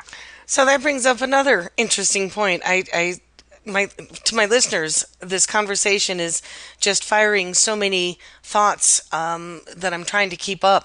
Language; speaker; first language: English; native; English